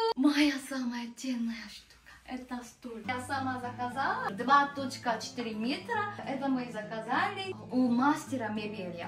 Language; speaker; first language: Russian; non-native, learner; Korean